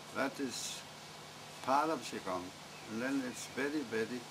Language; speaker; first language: English; non-native, fluent; Danish